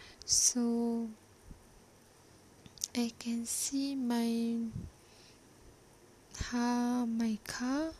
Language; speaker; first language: English; non-native, learner; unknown